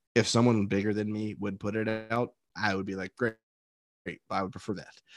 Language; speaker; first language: English; native; English